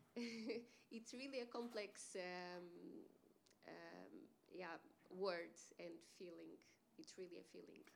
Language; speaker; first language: English; non-native, fluent; Portuguese